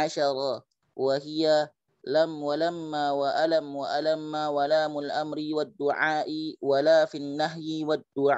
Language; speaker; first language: Arabic; non-native, learner; Indonesian